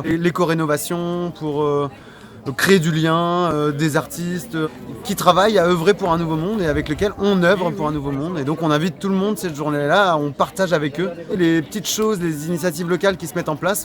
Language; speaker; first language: French; native; French